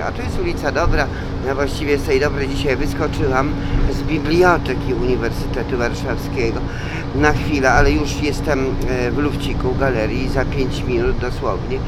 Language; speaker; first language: Polish; native; Polish